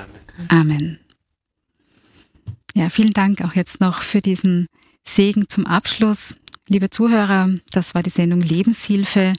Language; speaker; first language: German; native; German